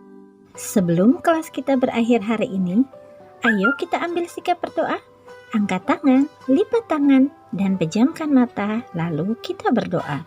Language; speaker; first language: Indonesian; native; Indonesian